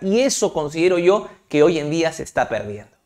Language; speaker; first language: Spanish; native; Spanish